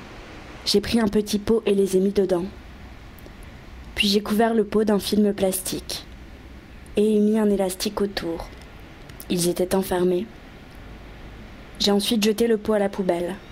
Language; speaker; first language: French; native; French